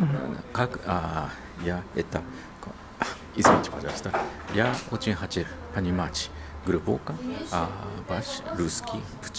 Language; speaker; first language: Russian; non-native, learner; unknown